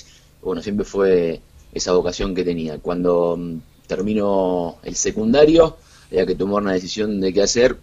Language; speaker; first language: Spanish; native; Spanish